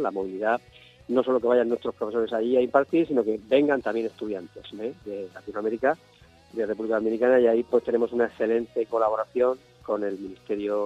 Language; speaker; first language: Spanish; native; Spanish